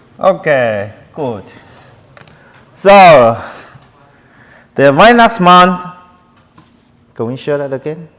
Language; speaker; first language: German; non-native, learner; Chinese